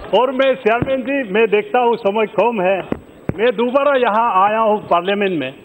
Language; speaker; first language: Hindi; non-native, local second language; Adi